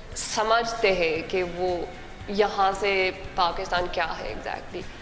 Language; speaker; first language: Hindi; non-native, learner; English